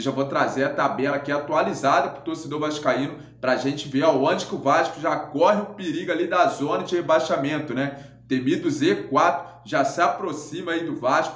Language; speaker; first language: Portuguese; native; Portuguese